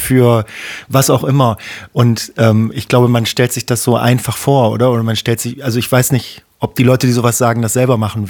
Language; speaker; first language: German; native; German